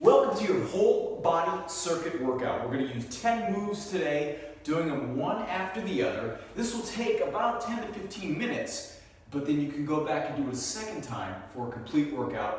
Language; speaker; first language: English; native; English